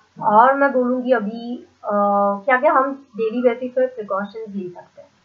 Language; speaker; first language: Hindi; non-native, local second language; Marathi